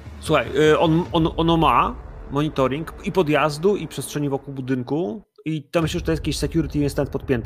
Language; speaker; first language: Polish; native; Polish